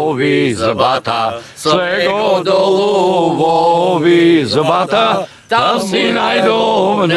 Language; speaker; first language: Macedonian; native; Macedonian